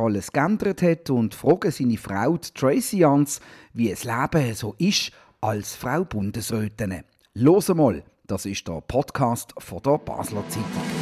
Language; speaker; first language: German; native; German